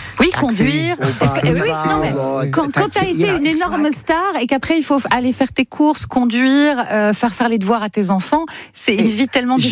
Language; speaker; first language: French; native; French